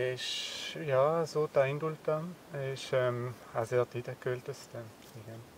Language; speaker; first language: Hungarian; non-native, learner; German